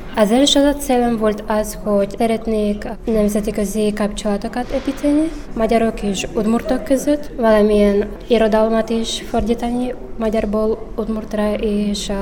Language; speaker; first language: Hungarian; non-native, learner; Udmurt